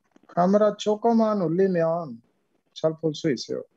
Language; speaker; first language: Korean; non-native, fluent; Urdu